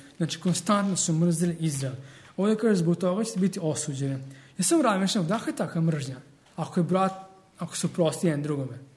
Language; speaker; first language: Serbian; early bilingual, heritage; Serbian